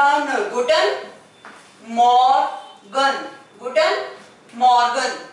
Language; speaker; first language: German; non-native, fluent; Hindi